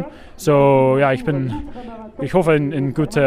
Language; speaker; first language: German; non-native, learner; English